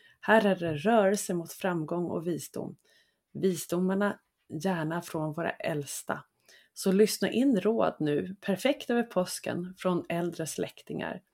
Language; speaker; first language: Swedish; native; Swedish